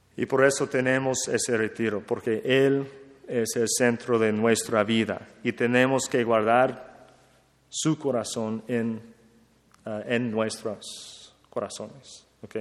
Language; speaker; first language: Spanish; non-native, learner; English